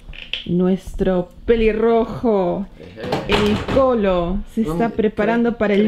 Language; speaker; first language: Spanish; native; Spanish